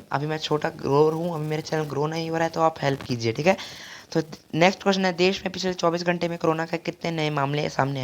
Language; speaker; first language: Hindi; native; Hindi